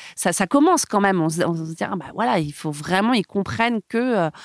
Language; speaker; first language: French; native; French